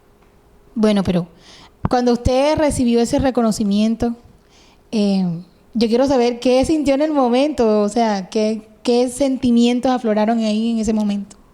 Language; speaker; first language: Spanish; native; Spanish